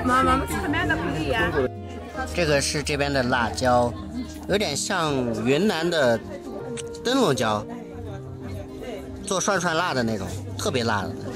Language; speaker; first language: Chinese; non-native, fluent; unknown